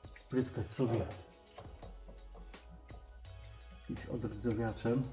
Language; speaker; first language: Polish; native; Polish